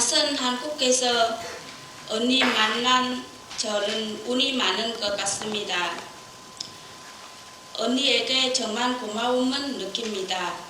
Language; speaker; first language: Korean; non-native, learner; Vietnamese